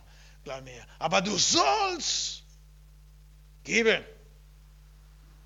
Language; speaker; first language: German; non-native, learner; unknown